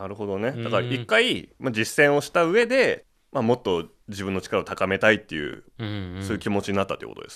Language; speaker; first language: Japanese; native; Japanese